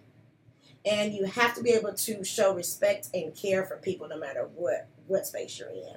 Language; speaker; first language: English; native; English